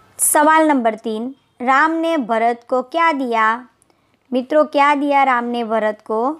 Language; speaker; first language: Hindi; non-native, local second language; Gujarati